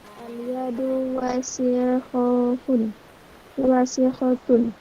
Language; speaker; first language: Arabic; non-native, learner; Indonesian